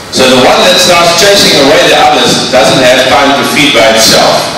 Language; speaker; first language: English; non-native, local second language; Afrikaans